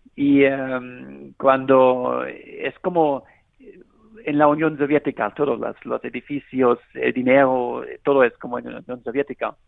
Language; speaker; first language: Spanish; non-native, fluent; German